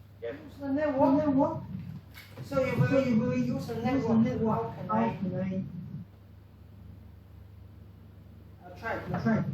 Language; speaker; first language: English; non-native, learner; Chinese